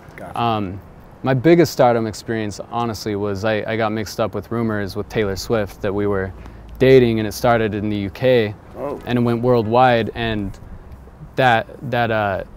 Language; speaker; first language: English; native; English